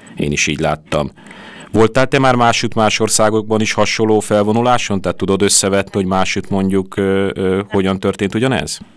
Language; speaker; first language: Hungarian; native; Hungarian